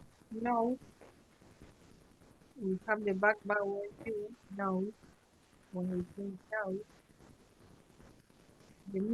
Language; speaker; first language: English; non-native, learner; Spanish